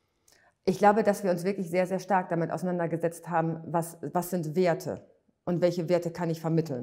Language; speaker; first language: German; native; German